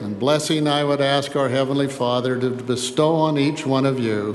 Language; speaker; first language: English; native; English